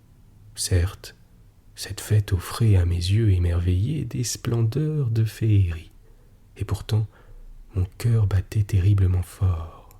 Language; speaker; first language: French; native; French